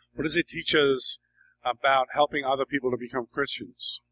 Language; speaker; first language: English; native; English